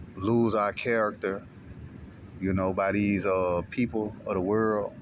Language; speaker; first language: English; native; English